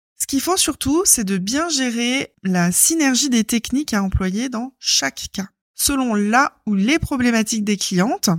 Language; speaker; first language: French; native; French